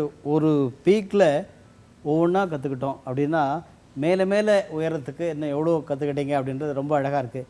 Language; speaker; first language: Tamil; native; Tamil